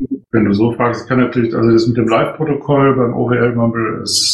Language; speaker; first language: German; native; German